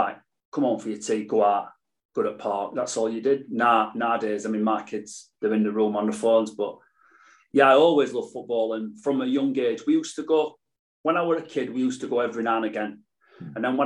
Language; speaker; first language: English; native; English